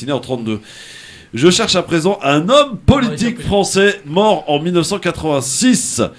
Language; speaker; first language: French; native; French